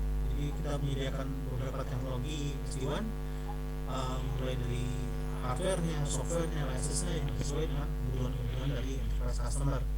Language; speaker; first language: Indonesian; native; Indonesian